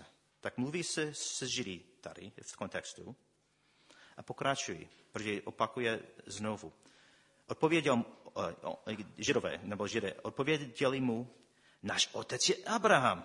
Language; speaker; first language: Czech; non-native, fluent; English